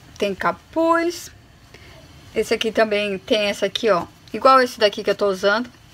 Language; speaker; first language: Portuguese; native; Portuguese